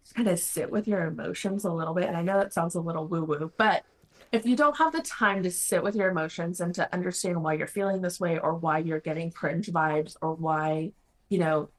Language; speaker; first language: English; non-native, fluent; Spanish